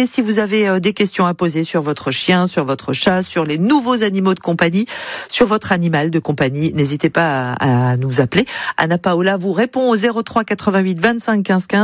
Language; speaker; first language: French; native; French